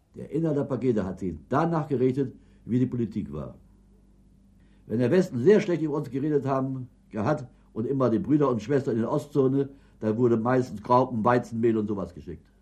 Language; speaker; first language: German; native; German